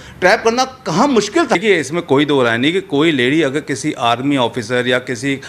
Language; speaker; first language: Hindi; native; Hindi